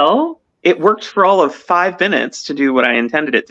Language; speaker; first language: English; native; English